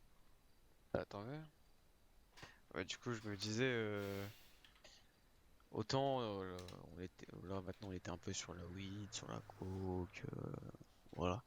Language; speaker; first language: French; native; French